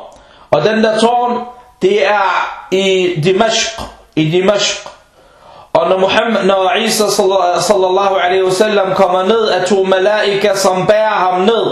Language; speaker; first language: Danish; non-native, fluent; Arabic